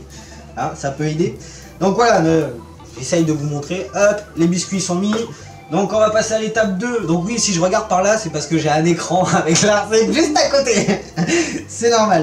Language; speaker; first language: French; native; French